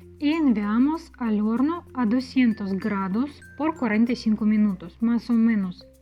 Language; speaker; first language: Spanish; non-native, fluent; Russian